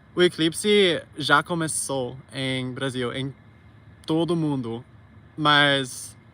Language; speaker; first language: Portuguese; non-native, learner; English